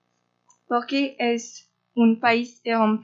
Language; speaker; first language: Spanish; non-native, learner; French